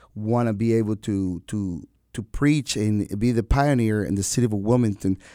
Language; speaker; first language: English; non-native, fluent; Spanish